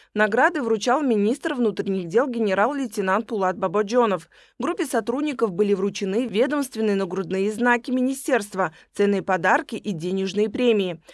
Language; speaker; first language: Russian; non-native, local second language; Uzbek